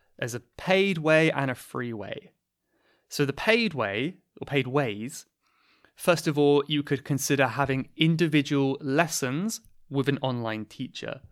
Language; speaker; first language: English; native; English